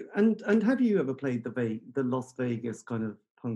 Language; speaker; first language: English; native; English